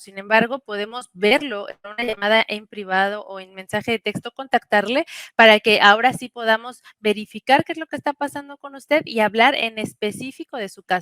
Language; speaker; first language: Spanish; native; Spanish